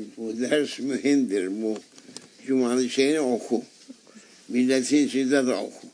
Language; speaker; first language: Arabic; non-native, fluent; Turkish